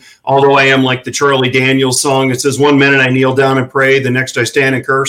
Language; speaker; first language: English; native; English